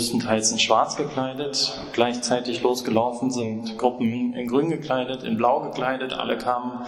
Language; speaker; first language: German; native; German